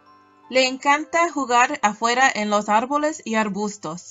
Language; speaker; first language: Spanish; non-native, learner; English